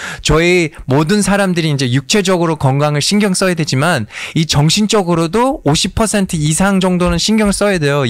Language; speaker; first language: Korean; early bilingual, heritage; Korean